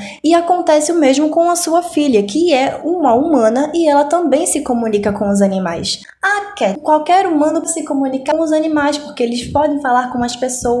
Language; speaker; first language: Portuguese; native; Portuguese